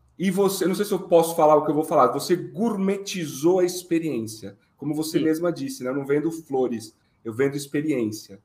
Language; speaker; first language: Portuguese; native; Portuguese